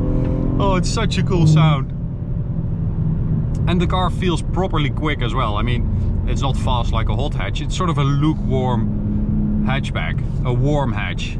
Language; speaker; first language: English; non-native, fluent; Dutch